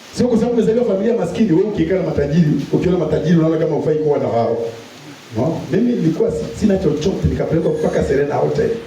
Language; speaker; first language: Swahili; non-native, local second language; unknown